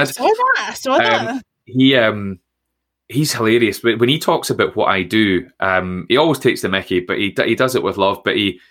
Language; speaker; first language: English; native; English